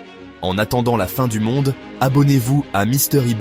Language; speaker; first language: French; native; French